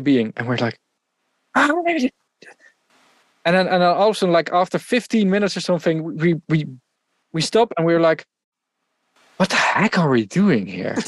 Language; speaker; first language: English; non-native, fluent; Dutch